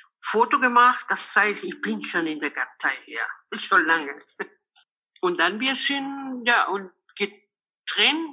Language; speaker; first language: German; non-native, local second language; Spanish